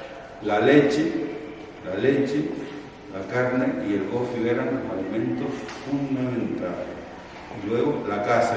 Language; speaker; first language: Spanish; native; Spanish